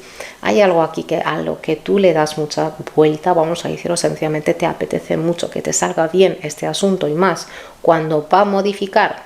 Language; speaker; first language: Spanish; native; Spanish